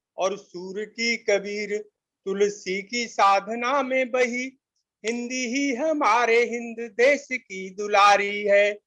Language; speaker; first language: Hindi; native; Hindi